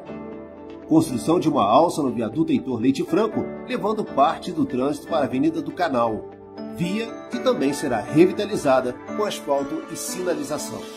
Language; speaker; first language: Portuguese; native; Portuguese